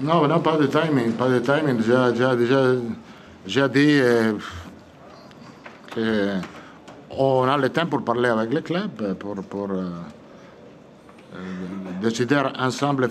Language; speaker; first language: French; non-native, fluent; Italian